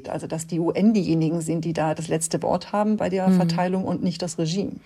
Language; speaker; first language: German; native; German